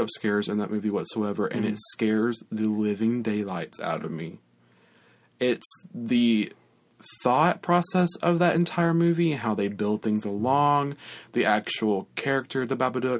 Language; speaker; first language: English; native; English